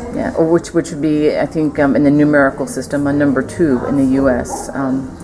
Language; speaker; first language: English; native; English